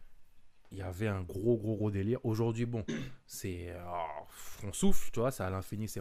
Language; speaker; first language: French; native; French